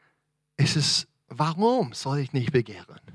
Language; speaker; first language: German; non-native, fluent; English